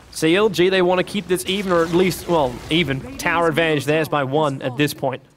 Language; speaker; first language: English; native; English